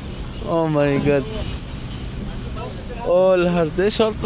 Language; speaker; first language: English; non-native, local second language; Filipino